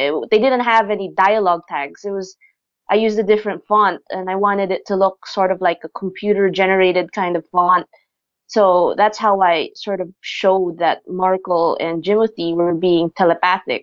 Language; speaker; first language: English; non-native, local second language; Filipino